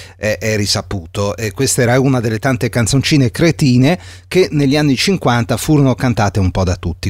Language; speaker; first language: Italian; native; Italian